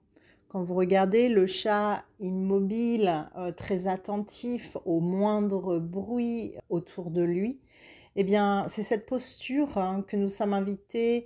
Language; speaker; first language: French; native; French